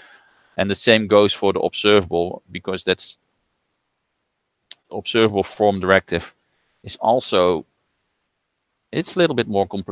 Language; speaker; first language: English; non-native, fluent; Dutch